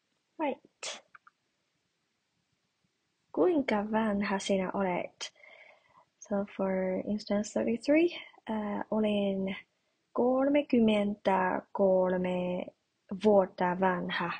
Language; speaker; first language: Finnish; non-native, learner; Chinese